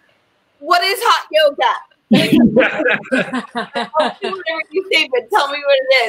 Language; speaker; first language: English; native; English